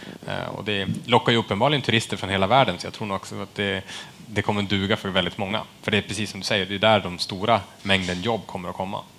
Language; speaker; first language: Swedish; native; Swedish